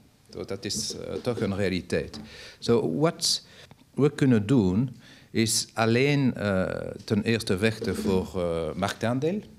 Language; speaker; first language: Dutch; non-native, local second language; French